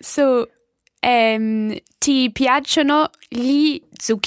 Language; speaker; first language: Italian; non-native, learner; English